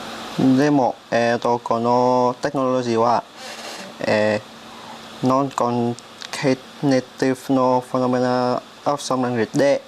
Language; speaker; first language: Japanese; non-native, learner; Vietnamese